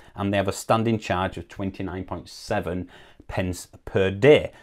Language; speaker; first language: English; native; English